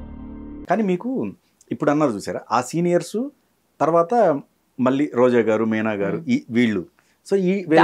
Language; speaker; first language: Telugu; native; Telugu